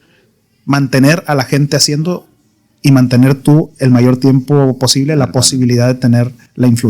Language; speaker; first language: Spanish; native; Spanish